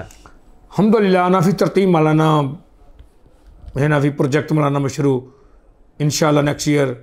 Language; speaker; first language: Arabic; non-native, learner; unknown